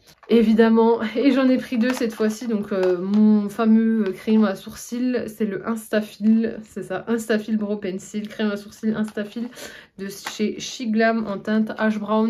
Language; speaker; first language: French; native; French